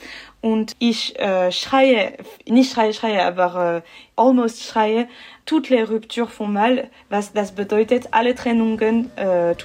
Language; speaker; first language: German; non-native, local second language; French